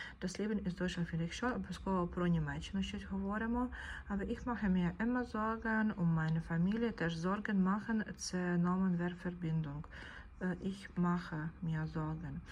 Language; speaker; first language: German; non-native, fluent; Ukrainian